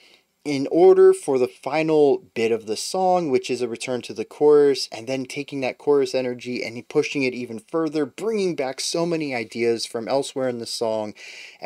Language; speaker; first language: English; native; English